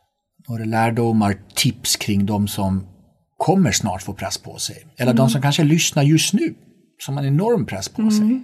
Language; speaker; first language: Swedish; native; Swedish